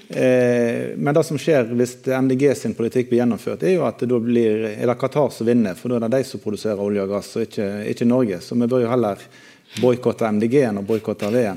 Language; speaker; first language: Norwegian; native; Norwegian